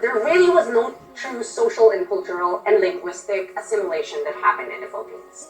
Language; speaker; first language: English; non-native, local second language; Filipino